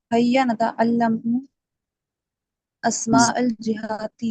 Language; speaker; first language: Arabic; non-native, learner; Urdu